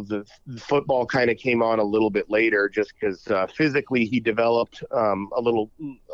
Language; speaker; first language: English; native; English